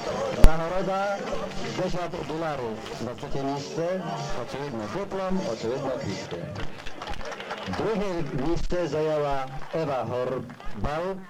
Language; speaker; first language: Polish; non-native, local second language; Rusyn